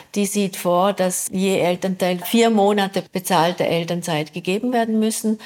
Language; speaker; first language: German; native; German